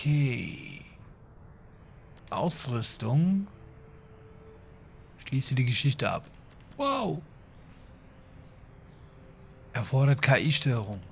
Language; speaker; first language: German; native; German